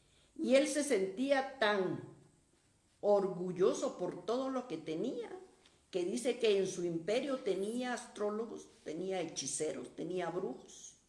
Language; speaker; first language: Spanish; native; Spanish